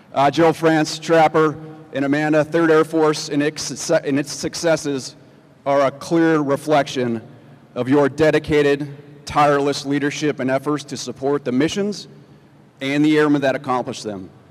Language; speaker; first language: English; native; English